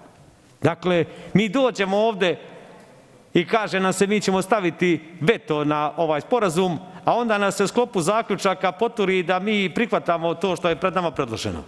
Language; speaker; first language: Serbian; native; Serbian